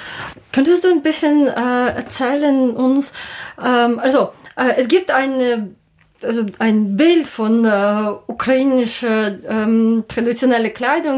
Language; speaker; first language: German; non-native, learner; Ukrainian